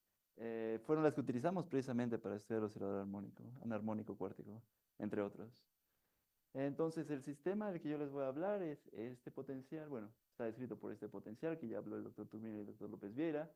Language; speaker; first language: Spanish; native; Spanish